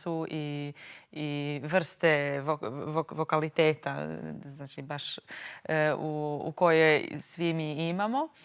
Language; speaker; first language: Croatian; non-native, local second language; Albanian